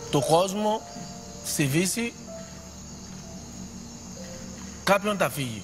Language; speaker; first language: Greek; non-native, learner; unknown